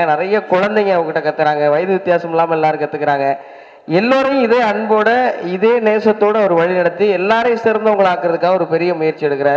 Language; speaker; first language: Tamil; native; Tamil